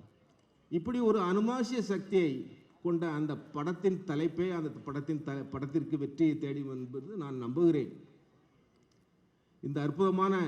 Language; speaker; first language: Tamil; native; Tamil